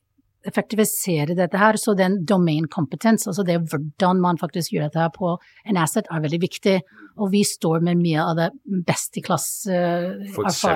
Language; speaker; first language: Norwegian; non-native, fluent; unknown